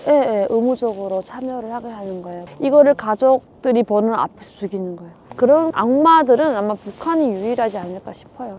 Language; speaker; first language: Korean; native; Korean